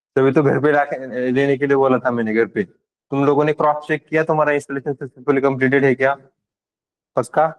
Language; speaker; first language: Hindi; non-native, local second language; Marathi